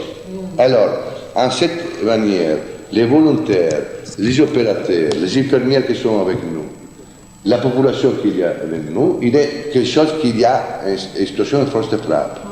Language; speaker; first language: French; non-native, fluent; Italian